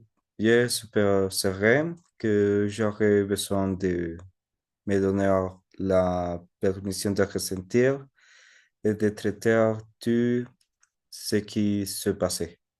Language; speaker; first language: French; non-native, learner; Spanish